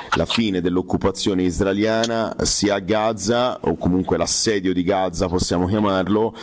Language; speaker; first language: Italian; native; Italian